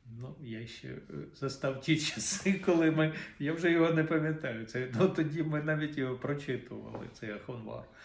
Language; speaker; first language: Ukrainian; non-native, local second language; Russian